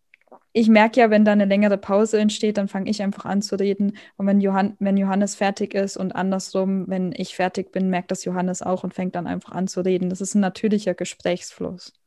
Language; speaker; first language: German; native; German